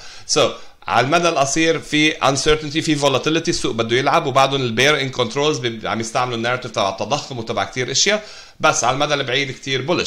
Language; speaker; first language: Arabic; native; Arabic